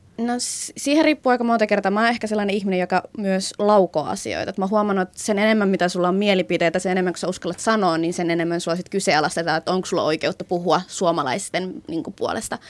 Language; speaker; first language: Finnish; native; Finnish